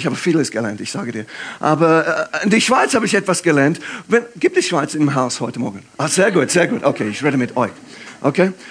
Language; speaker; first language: German; non-native, fluent; English